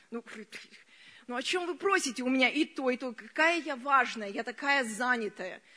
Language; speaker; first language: Russian; early bilingual, other home language; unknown